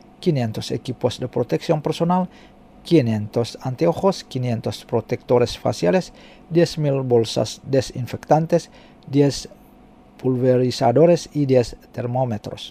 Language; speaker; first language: Spanish; non-native, fluent; Indonesian